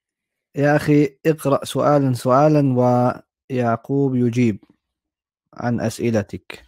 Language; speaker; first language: Arabic; non-native, fluent; German